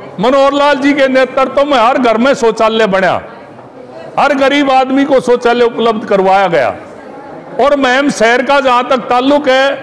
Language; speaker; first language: Hindi; native; Hindi